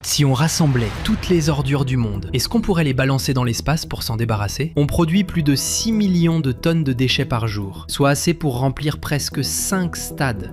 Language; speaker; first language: French; native; French